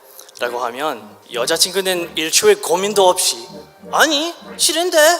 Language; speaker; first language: Korean; non-native, learner; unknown